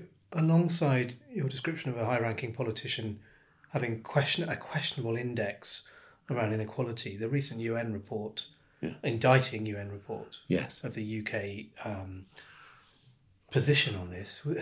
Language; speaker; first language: English; native; English